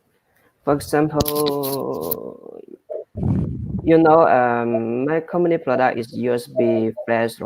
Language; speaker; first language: English; non-native, learner; Chinese